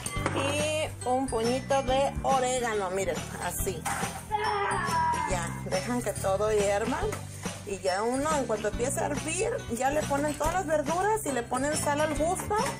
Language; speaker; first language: Spanish; native; Spanish